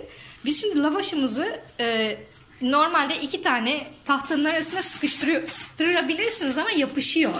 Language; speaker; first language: Turkish; native; Turkish